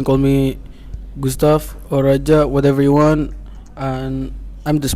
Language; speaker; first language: English; non-native, learner; Indonesian